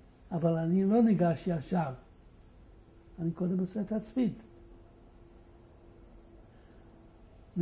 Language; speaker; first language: Hebrew; non-native, fluent; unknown